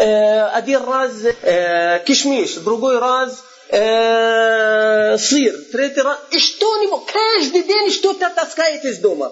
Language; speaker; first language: Russian; non-native, fluent; Arabic